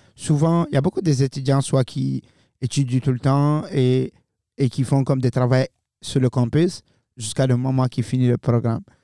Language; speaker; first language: French; non-native, fluent; Arabic